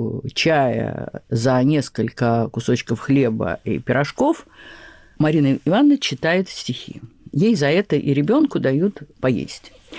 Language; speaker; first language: Russian; native; Russian